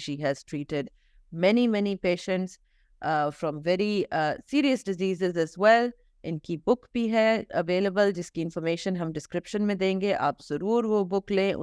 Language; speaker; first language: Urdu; early bilingual, heritage; Urdu